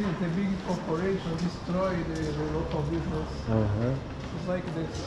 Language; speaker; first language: English; non-native, learner; Portuguese